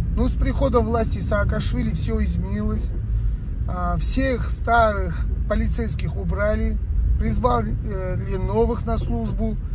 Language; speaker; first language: Russian; non-native, local second language; Georgian